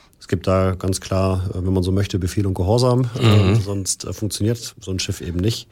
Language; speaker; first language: German; native; German